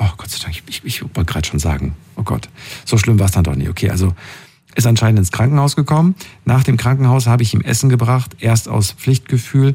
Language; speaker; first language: German; native; German